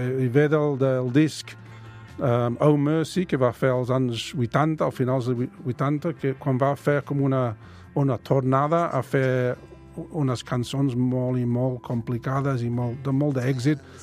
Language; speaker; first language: Catalan; non-native, fluent; English